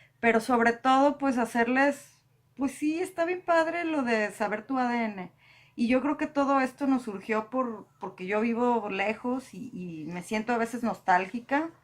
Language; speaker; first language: Spanish; native; Spanish